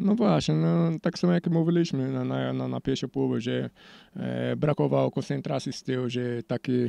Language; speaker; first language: Polish; non-native, learner; Portuguese